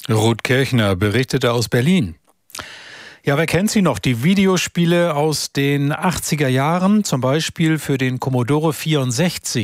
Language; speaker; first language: German; native; German